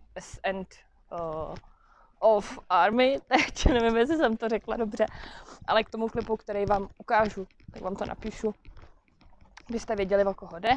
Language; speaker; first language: Czech; native; Czech